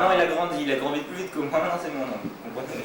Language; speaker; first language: French; native; French